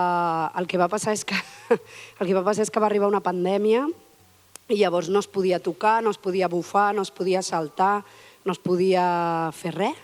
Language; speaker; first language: Catalan; native; Catalan